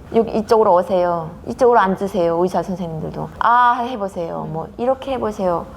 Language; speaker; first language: Korean; native; Korean